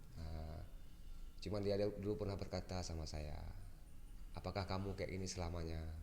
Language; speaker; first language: Indonesian; non-native, local second language; Achinese